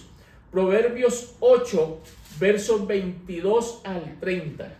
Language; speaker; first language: Spanish; native; Spanish